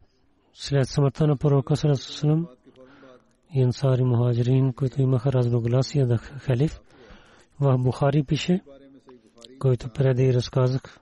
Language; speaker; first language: Bulgarian; non-native, learner; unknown